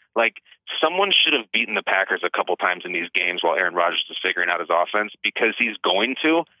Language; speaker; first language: English; native; English